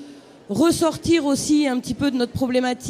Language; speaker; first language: French; native; French